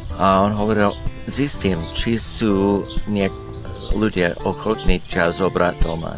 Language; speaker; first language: Slovak; non-native, learner; English